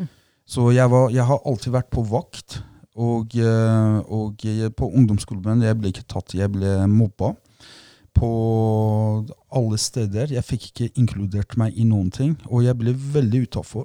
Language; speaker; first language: Norwegian; early bilingual, other home language; Persian